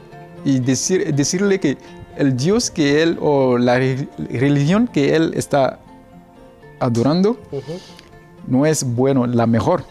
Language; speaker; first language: Spanish; non-native, learner; Ewe